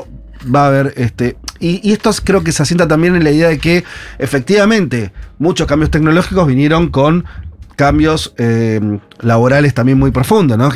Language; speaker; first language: Spanish; native; Spanish